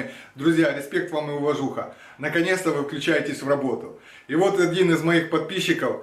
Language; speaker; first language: Russian; native; Russian